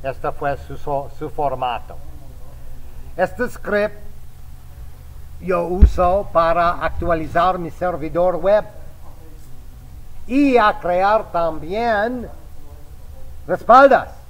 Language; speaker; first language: Spanish; non-native, fluent; English